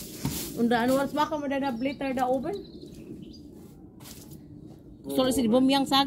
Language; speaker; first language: German; non-native, learner; Filipino